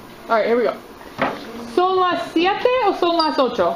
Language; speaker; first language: Spanish; non-native, fluent; English